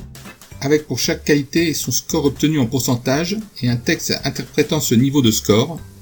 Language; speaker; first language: French; native; French